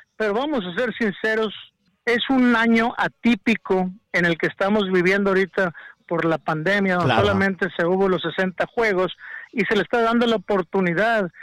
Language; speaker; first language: Spanish; native; Spanish